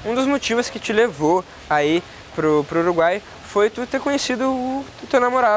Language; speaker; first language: Portuguese; native; Portuguese